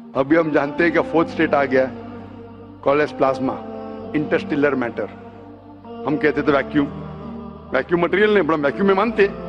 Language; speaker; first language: Hindi; non-native, local second language; Konkani